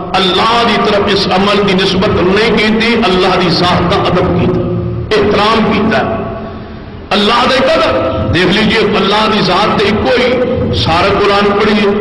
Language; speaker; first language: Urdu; non-native, local second language; Punjabi